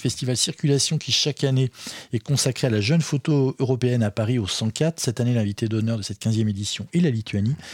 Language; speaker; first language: French; native; French